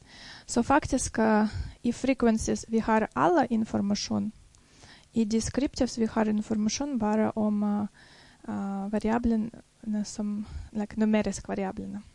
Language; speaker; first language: Norwegian; non-native, fluent; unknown